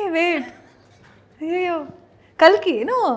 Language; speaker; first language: Telugu; non-native, learner; Kannada